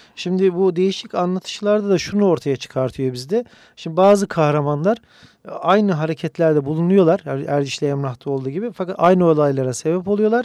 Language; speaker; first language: Turkish; native; Turkish